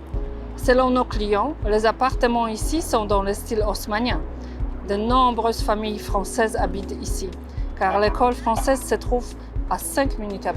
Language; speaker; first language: French; non-native, fluent; Russian